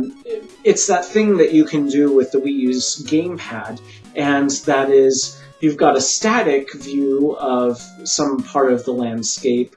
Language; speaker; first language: English; native; English